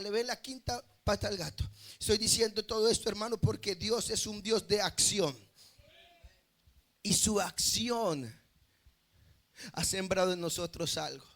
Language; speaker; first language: Spanish; native; Spanish